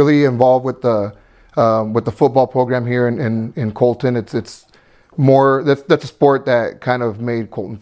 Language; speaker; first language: English; early bilingual, other home language; Spanish